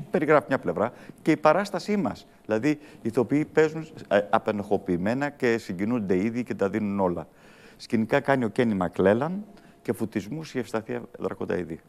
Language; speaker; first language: Greek; early bilingual, heritage; Greek